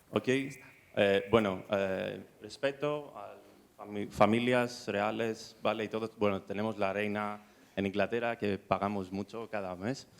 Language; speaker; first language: Spanish; non-native, fluent; Greek